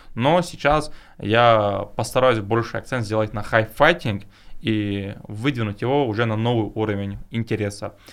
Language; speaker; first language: Russian; non-native, local second language; Chechen